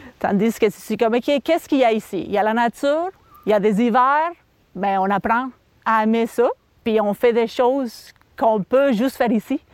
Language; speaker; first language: French; non-native, fluent; Spanish